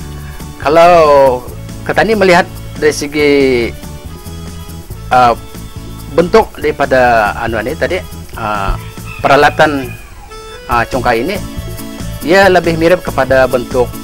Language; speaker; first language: Malay; native; Malay